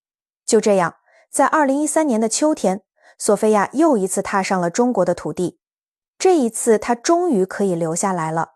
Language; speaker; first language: Chinese; native; Chinese